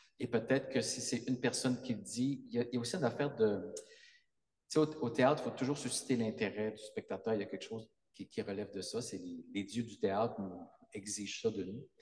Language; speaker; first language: French; native; French